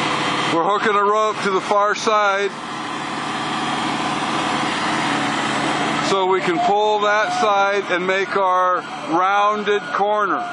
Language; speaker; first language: English; native; English